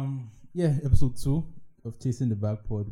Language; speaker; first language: English; non-native, local second language; Yoruba